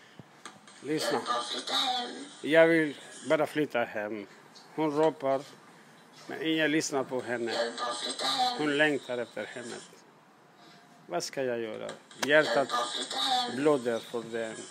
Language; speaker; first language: Swedish; non-native, learner; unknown